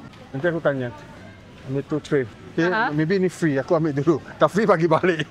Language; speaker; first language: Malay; non-native, local second language; Chinese